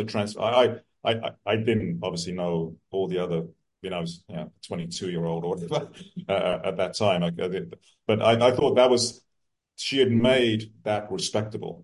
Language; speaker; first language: English; native; English